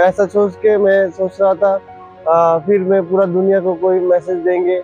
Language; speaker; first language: Hindi; non-native, fluent; Bangla